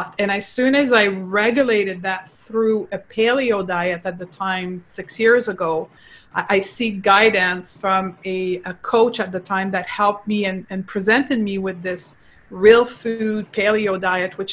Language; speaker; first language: English; non-native, fluent; French